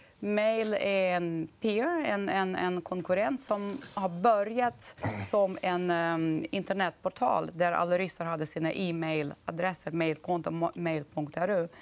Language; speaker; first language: Swedish; non-native, fluent; Russian